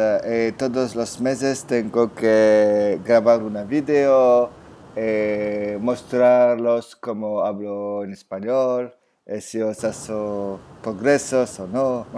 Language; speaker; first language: Spanish; non-native, learner; French